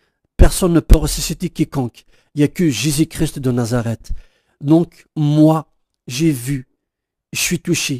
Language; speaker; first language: French; non-native, local second language; Kabyle